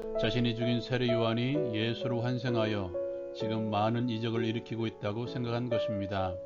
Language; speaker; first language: Korean; native; Korean